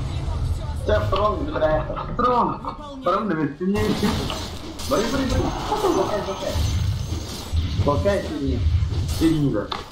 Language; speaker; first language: Russian; non-native, local second language; Yakut